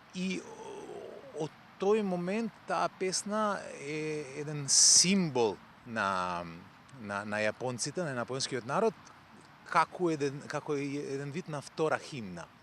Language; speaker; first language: Macedonian; native; Macedonian